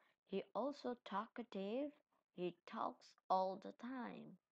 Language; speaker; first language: English; non-native, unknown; Indonesian